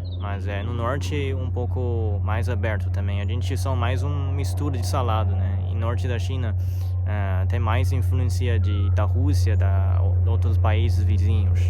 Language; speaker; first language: Portuguese; non-native, learner; Chinese